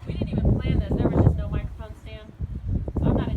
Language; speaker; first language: English; native; English